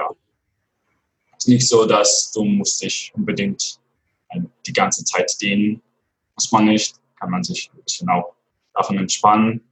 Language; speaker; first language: German; non-native, fluent; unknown